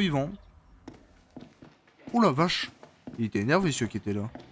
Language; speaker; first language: French; native; French